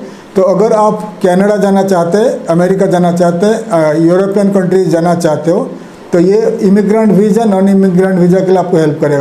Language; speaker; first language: Hindi; non-native, local second language; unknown